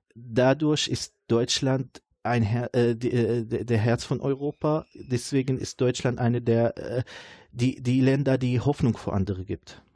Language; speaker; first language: German; non-native, fluent; Arabic